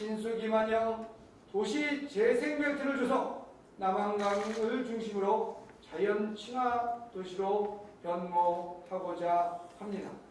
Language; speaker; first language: Korean; native; Korean